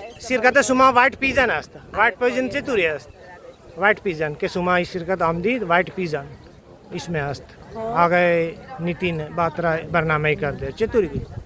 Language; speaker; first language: Persian; non-native, learner; Urdu